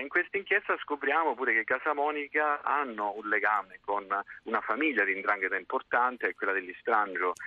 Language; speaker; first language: Italian; native; Italian